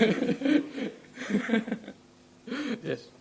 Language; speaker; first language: English; non-native, learner; Spanish